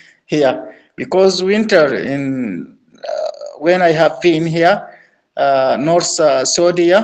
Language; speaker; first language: English; non-native, learner; Arabic